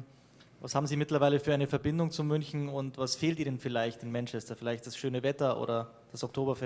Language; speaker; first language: German; native; German